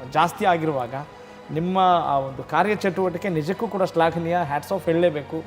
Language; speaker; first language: Kannada; native; Kannada